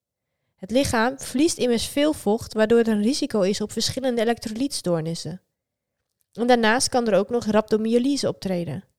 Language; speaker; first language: Dutch; native; Dutch